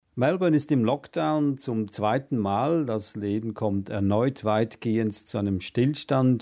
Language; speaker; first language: German; native; German